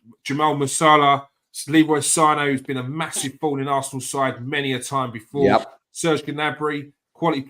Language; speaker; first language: English; native; English